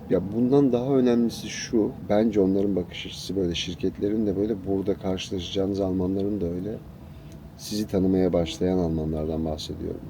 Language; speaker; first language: Turkish; native; Turkish